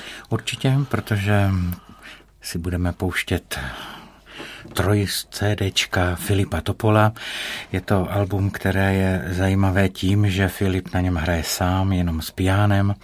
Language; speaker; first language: Czech; native; Czech